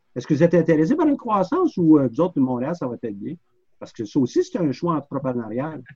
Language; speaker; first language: French; native; French